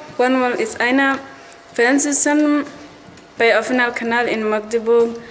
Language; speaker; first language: German; non-native, learner; Somali